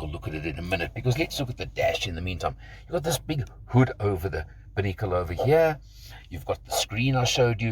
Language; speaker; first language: English; native; English